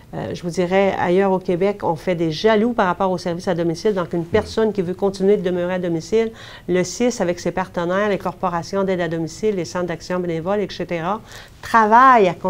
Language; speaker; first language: French; native; French